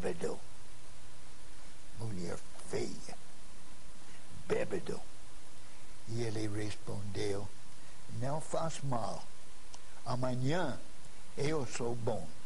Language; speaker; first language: Portuguese; non-native, fluent; English